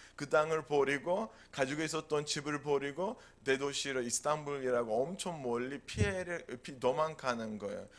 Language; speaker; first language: Korean; non-native, fluent; Turkish